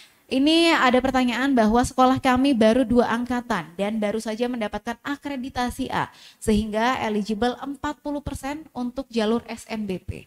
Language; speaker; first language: Indonesian; native; Indonesian